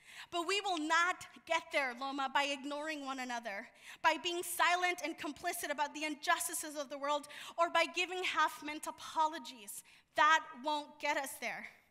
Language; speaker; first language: English; early bilingual, other home language; Spanish